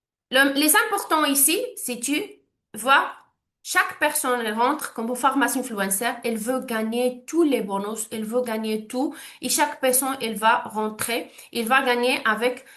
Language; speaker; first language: French; non-native, learner; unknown